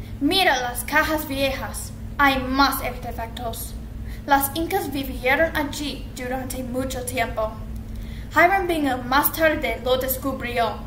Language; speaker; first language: Spanish; non-native, learner; English